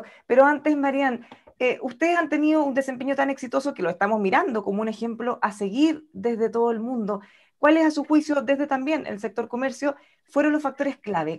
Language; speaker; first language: Spanish; native; Spanish